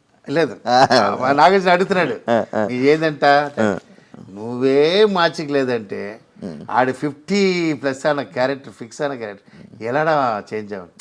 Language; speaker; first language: Telugu; non-native, learner; Tamil